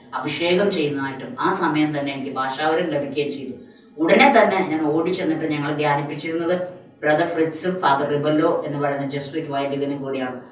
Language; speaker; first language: Malayalam; non-native, local second language; Tamil